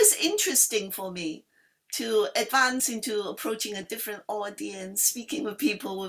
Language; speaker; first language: English; non-native, local second language; Cantonese